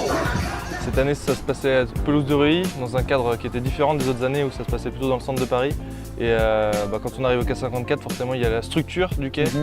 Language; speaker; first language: French; native; French